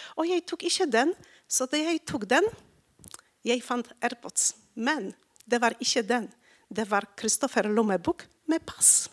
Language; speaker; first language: Norwegian; non-native, learner; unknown